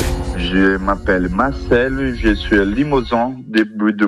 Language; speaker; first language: French; non-native, fluent; Portuguese